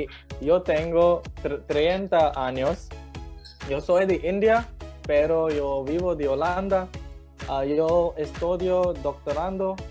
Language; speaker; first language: Spanish; non-native, learner; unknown